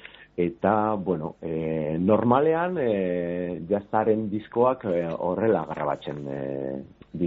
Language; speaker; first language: Basque; non-native, local second language; Spanish